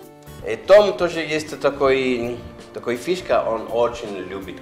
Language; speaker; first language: Russian; non-native, learner; Italian